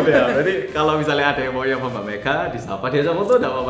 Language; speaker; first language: Indonesian; native; Indonesian